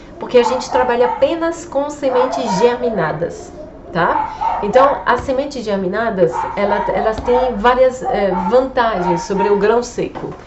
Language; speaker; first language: Portuguese; non-native, fluent; French